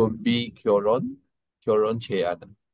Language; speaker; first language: Korean; non-native, learner; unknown